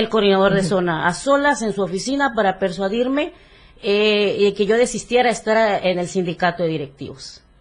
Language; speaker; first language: Spanish; native; Spanish